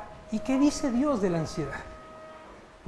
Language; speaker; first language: Spanish; native; Spanish